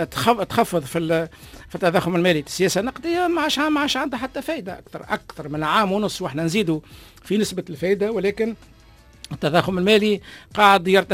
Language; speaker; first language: Arabic; native; Arabic